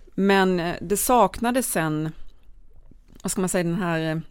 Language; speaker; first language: Swedish; native; Swedish